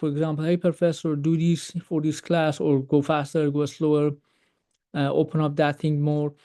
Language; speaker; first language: English; non-native, fluent; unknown